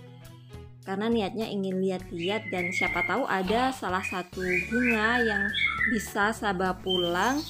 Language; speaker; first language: Indonesian; native; Indonesian